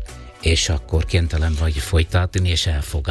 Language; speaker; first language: Hungarian; non-native, fluent; Italian